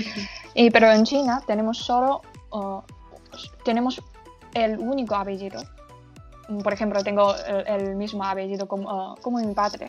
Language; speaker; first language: Spanish; non-native, learner; Chinese